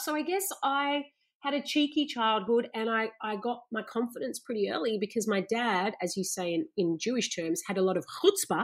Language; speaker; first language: English; native; English